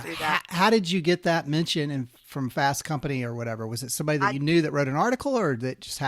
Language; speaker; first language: English; native; English